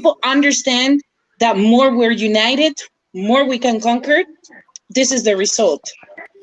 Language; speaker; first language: English; non-native, fluent; Spanish